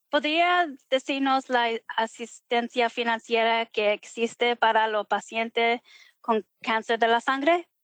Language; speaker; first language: Spanish; early bilingual, heritage; Spanish